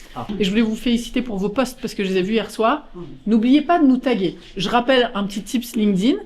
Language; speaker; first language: French; native; French